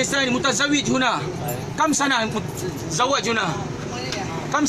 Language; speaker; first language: Arabic; non-native, learner; Malay